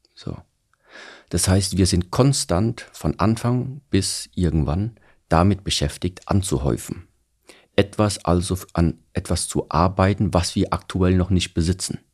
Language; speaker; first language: German; early bilingual, other home language; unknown